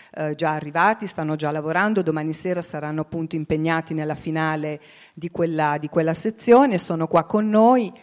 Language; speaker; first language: Italian; native; Italian